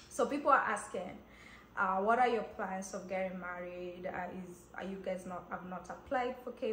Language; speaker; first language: English; non-native, local second language; Kamba